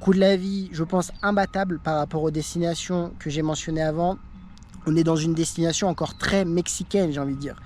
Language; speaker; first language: French; native; French